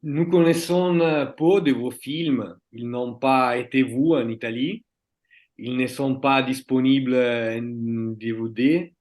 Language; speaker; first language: French; non-native, fluent; Italian